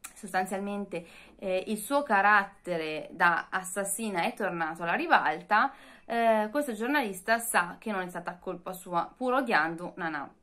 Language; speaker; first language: Italian; native; Italian